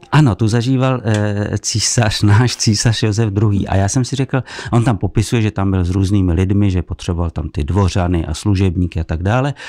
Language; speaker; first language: Czech; native; Czech